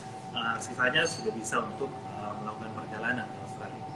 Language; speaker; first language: Indonesian; native; Indonesian